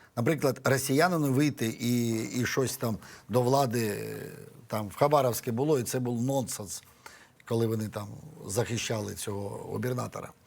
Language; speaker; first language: Ukrainian; native; Ukrainian